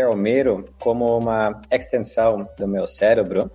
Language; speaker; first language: Portuguese; non-native, learner; Dutch